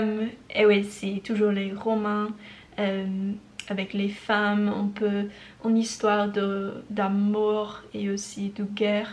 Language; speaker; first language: French; non-native, learner; English